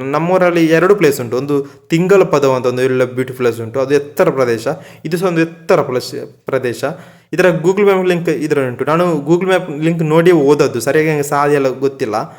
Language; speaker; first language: Kannada; non-native, local second language; Tulu